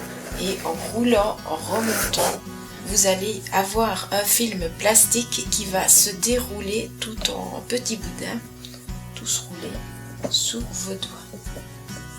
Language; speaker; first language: French; native; French